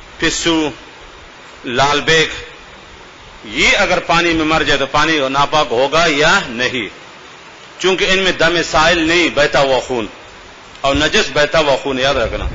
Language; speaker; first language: Urdu; non-native, local second language; Baluchi